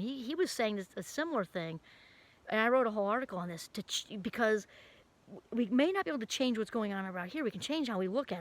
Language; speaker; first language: English; native; English